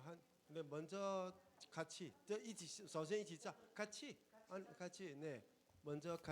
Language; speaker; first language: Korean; non-native, learner; Chinese